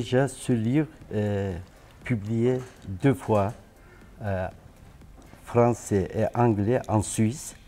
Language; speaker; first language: French; non-native, learner; Turkish